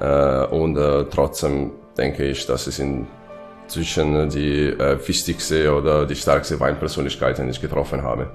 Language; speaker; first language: German; non-native, fluent; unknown